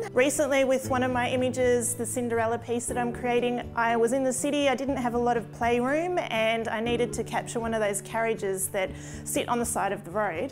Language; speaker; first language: English; native; English